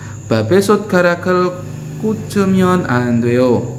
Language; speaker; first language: Korean; non-native, fluent; Indonesian